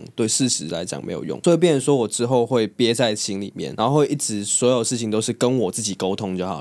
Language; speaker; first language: Chinese; non-native, local second language; Cantonese